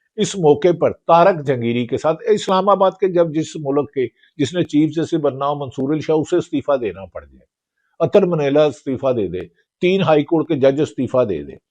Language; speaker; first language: Urdu; non-native, local second language; Punjabi